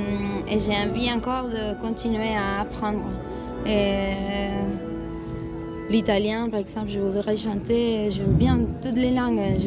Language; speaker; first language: French; non-native, fluent; Spanish